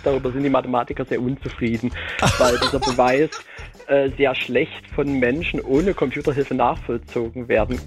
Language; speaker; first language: German; native; German